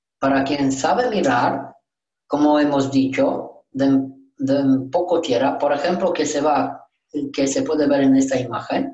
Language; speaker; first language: Spanish; non-native, learner; Romanian